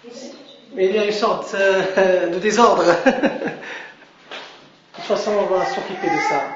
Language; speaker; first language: French; non-native, local second language; Arabic